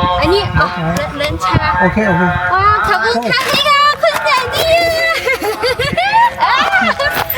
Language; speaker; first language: Thai; non-native, learner; Chinese